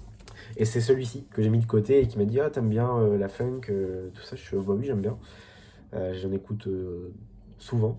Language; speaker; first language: French; native; French